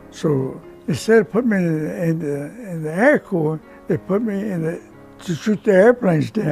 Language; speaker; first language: English; non-native, local second language; Spanish